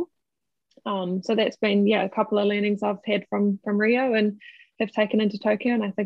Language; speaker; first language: English; native; English